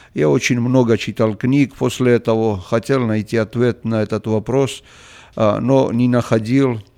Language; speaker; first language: Russian; non-native, local second language; Georgian